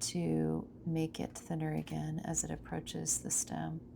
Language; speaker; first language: English; native; English